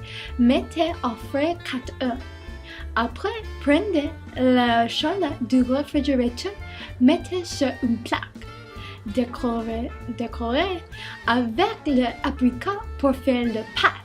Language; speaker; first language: French; non-native, learner; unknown